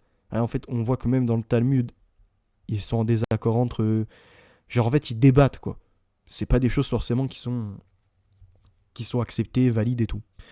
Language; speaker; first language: French; native; French